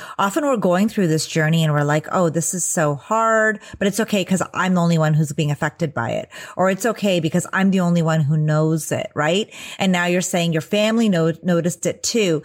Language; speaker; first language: English; early bilingual, other home language; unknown